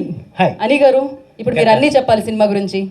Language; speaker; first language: Telugu; native; Telugu